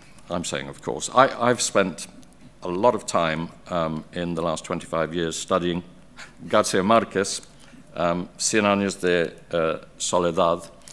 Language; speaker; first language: English; native; English